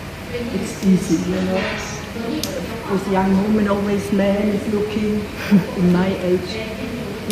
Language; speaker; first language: English; non-native, fluent; French